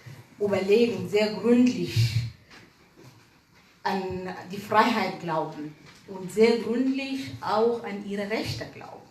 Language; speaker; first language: German; non-native, fluent; Arabic